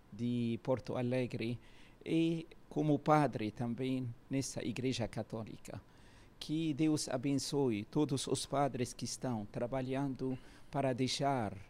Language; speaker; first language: Portuguese; non-native, fluent; Arabic